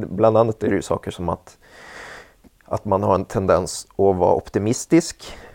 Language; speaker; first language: Swedish; native; Swedish